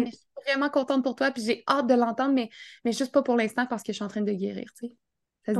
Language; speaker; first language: French; native; French